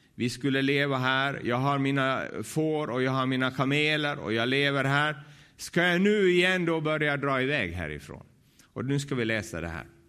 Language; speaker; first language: Swedish; native; Swedish